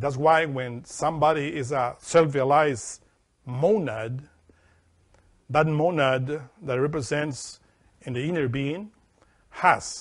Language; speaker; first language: English; non-native, fluent; Spanish